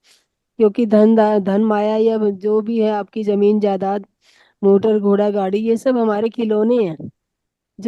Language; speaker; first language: Hindi; native; Hindi